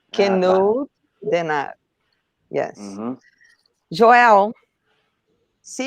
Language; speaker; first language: English; non-native, learner; Portuguese